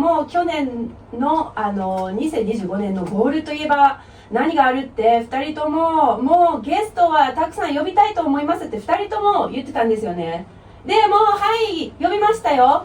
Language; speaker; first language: Japanese; non-native, fluent; English